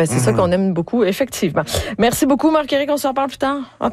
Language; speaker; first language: French; native; French